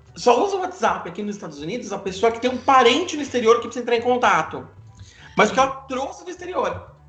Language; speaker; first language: Portuguese; native; Portuguese